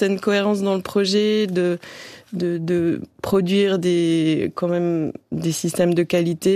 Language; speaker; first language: French; native; French